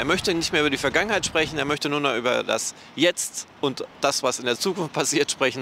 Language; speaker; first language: German; native; German